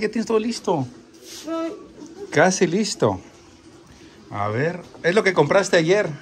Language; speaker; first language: Spanish; native; Spanish